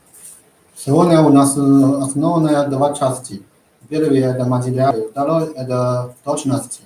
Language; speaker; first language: Russian; non-native, learner; Chinese